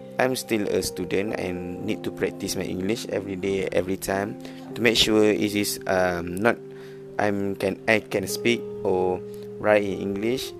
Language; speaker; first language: English; non-native, learner; Malay